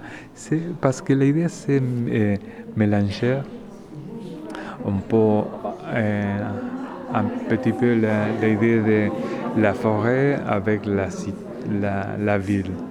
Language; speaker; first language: French; non-native, learner; Spanish